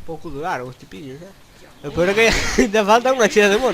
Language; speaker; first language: Galician; non-native, local second language; Spanish